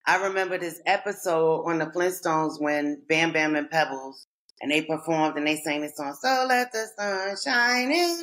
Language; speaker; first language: English; native; English